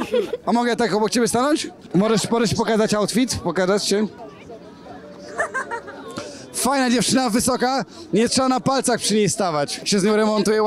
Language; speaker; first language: Polish; native; Polish